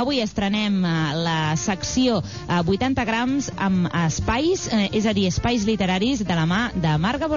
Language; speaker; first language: Catalan; native; Catalan